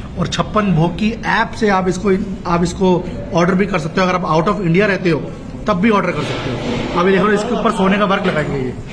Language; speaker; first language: Hindi; non-native, local second language; Marathi